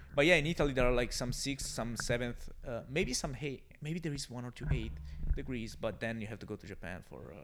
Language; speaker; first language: English; non-native, fluent; Italian